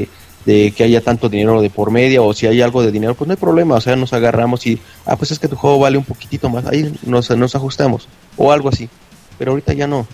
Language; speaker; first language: Spanish; native; Spanish